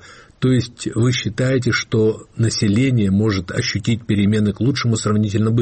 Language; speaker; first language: Russian; native; Russian